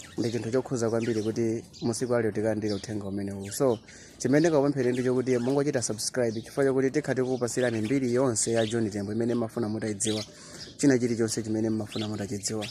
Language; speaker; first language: Nyanja; native; Nyanja